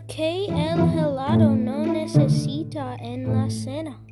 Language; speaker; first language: Spanish; non-native, learner; English